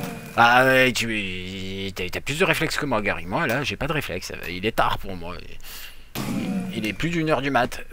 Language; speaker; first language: French; native; French